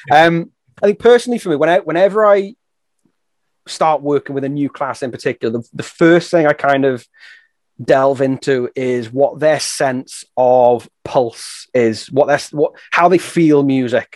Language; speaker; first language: English; native; English